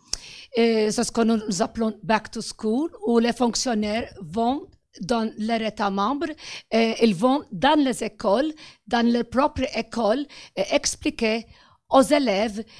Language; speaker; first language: French; non-native, fluent; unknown